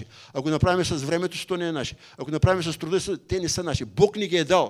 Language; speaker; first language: Bulgarian; native; Bulgarian